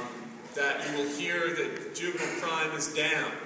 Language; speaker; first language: English; native; English